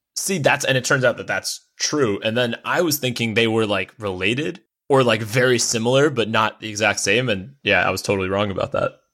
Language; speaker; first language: English; native; English